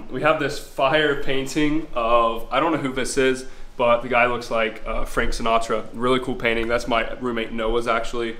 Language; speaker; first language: English; native; English